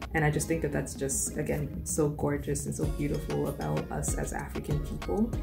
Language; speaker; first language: English; native; English